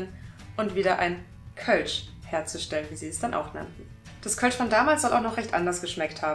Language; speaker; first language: German; native; German